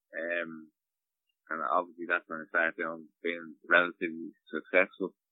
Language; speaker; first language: English; native; English